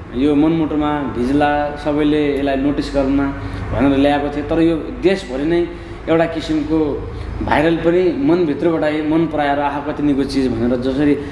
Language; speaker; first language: Nepali; native; Nepali